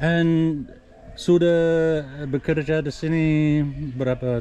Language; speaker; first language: Indonesian; non-native, learner; English